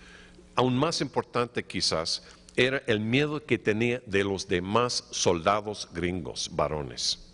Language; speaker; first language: Spanish; non-native, fluent; English